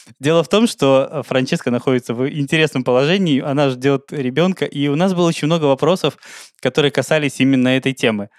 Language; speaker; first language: Russian; native; Russian